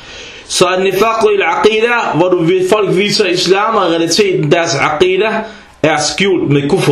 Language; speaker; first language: Danish; early bilingual, other home language; Arabic